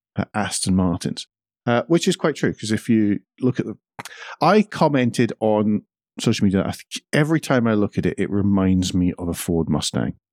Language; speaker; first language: English; native; English